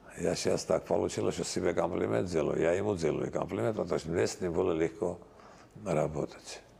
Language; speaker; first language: Russian; non-native, local second language; Georgian